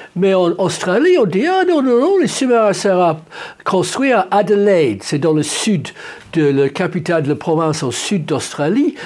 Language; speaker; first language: French; non-native, fluent; English